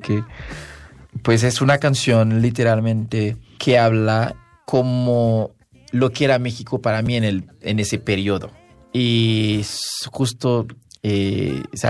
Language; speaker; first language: Spanish; non-native, fluent; Haitian Creole